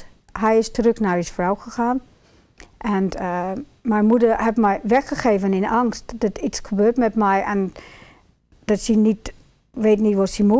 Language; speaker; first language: Dutch; non-native, fluent; English